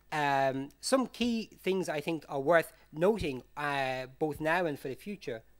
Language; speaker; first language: English; native; English